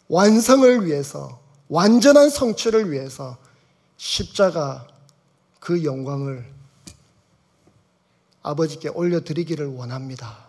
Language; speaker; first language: Korean; native; Korean